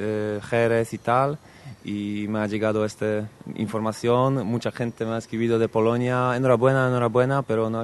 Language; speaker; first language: Spanish; non-native, fluent; Polish